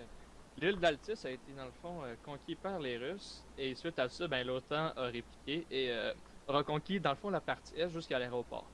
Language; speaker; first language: French; native; French